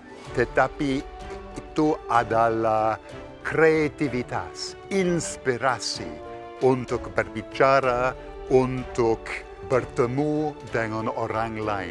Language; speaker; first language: Indonesian; non-native, fluent; English